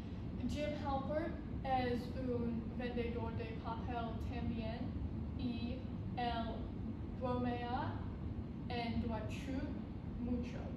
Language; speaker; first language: Spanish; non-native, learner; English